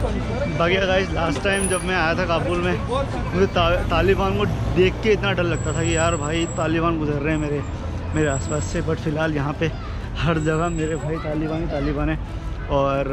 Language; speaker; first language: Hindi; native; Hindi